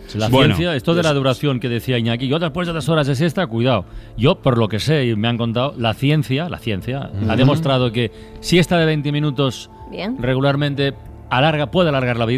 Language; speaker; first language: Spanish; native; Spanish